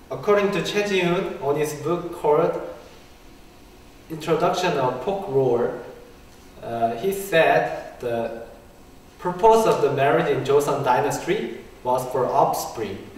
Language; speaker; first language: English; non-native, learner; Korean